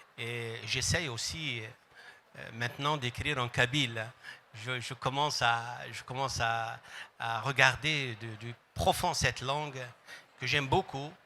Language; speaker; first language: French; non-native, local second language; Arabic